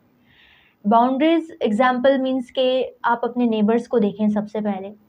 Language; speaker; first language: Urdu; native; Urdu